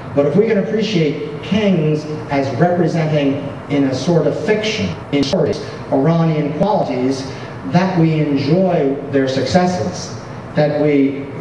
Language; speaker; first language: English; native; English